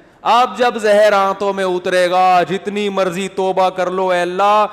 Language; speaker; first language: Urdu; native; Urdu